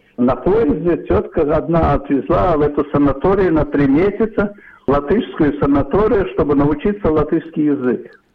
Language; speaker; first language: Russian; non-native, local second language; Polish